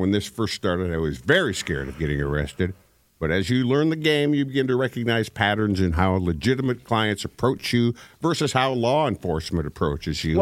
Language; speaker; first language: English; native; English